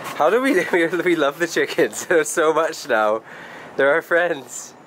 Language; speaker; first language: English; native; English